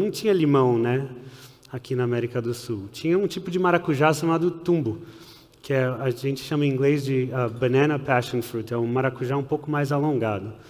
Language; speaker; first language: Portuguese; early bilingual, heritage; Portuguese